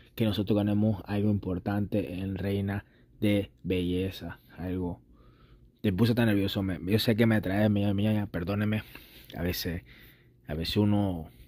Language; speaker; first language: Spanish; native; Spanish